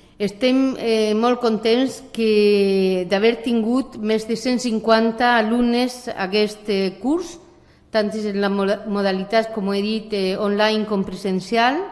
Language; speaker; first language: Catalan; non-native, local second language; Spanish